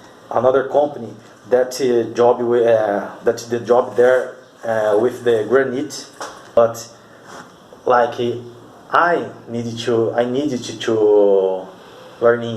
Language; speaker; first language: English; non-native, learner; Portuguese